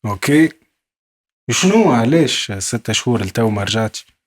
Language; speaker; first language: Arabic; native; Arabic